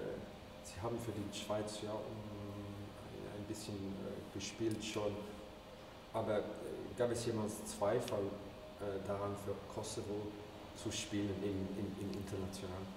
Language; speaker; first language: German; non-native, learner; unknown